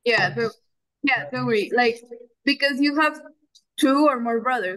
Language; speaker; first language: English; non-native, fluent; Spanish